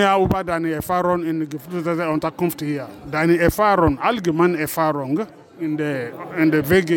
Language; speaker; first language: German; non-native, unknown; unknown